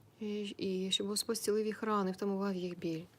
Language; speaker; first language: Ukrainian; native; Ukrainian